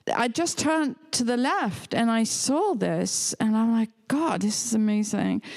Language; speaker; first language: English; non-native, fluent; German